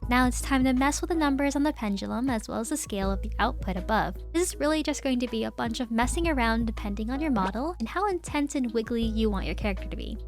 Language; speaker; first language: English; native; English